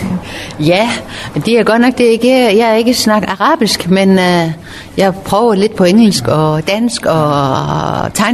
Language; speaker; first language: Danish; non-native, learner; Persian